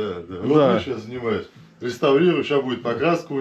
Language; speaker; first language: Russian; native; Russian